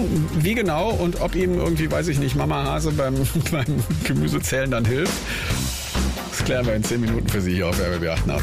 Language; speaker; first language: German; native; German